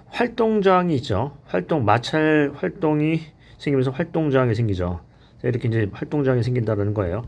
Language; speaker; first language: Korean; native; Korean